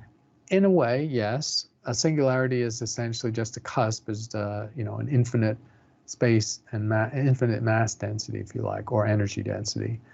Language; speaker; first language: English; native; English